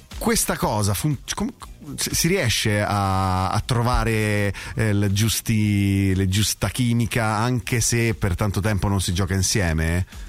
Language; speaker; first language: Italian; native; Italian